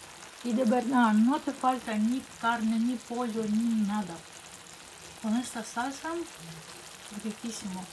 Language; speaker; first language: Spanish; non-native, fluent; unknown